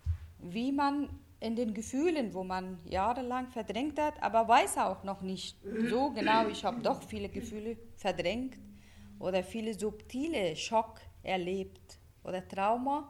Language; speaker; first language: German; non-native, fluent; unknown